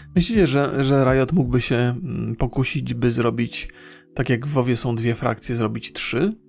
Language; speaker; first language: Polish; native; Polish